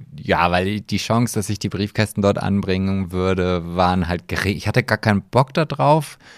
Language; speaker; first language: German; early bilingual, other home language; Polish